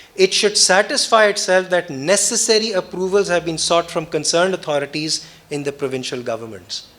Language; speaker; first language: English; non-native, local second language; Urdu